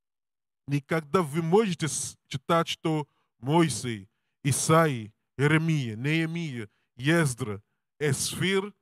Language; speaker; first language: Russian; non-native, learner; English